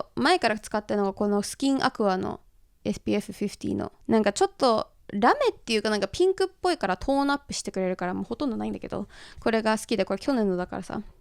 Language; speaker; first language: Japanese; early bilingual, heritage; Japanese